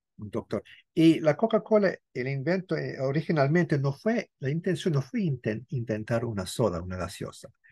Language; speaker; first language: Spanish; non-native, fluent; English